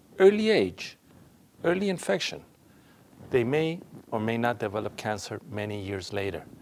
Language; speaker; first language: English; non-native, fluent; Spanish